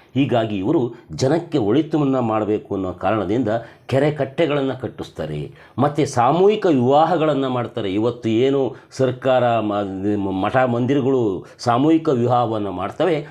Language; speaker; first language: Kannada; native; Kannada